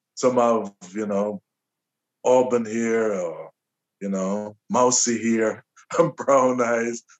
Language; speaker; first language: English; native; English